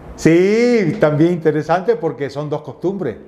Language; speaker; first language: Spanish; native; Spanish